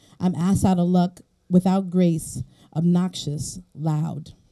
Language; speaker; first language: English; early bilingual, other home language; Spanish